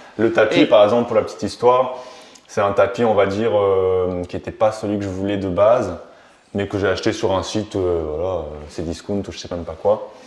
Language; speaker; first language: French; early bilingual, other home language; Romanian